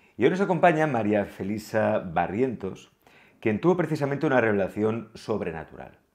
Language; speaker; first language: Spanish; native; Spanish